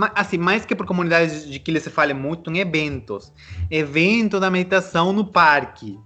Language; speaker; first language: Portuguese; non-native, fluent; Spanish